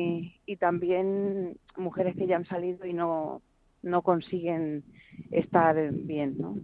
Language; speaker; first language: Spanish; native; Spanish